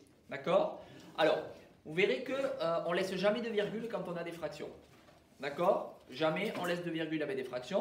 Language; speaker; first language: French; native; French